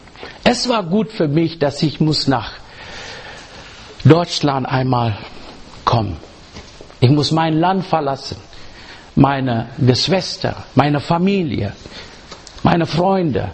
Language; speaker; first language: German; non-native, learner; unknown